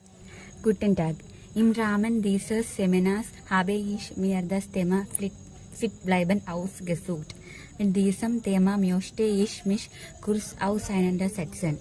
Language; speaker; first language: German; non-native, learner; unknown